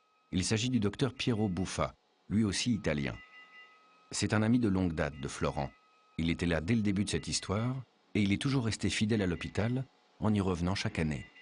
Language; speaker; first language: French; native; French